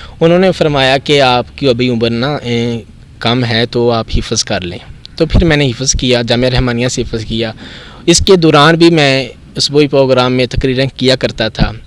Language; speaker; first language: Urdu; non-native, local second language; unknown